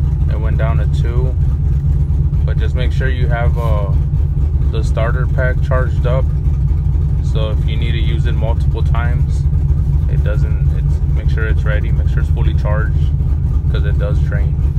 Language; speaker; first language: English; early bilingual, other home language; Spanish